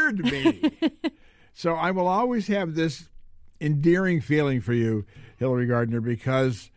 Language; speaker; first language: English; native; English